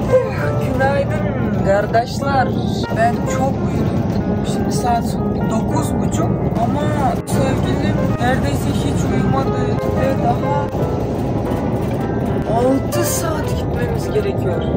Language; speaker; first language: Turkish; non-native, fluent; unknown